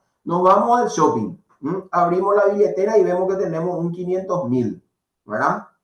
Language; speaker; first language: Spanish; native; Spanish